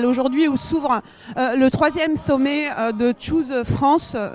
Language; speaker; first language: French; native; French